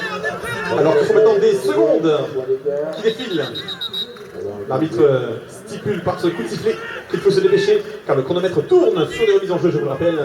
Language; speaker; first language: French; native; French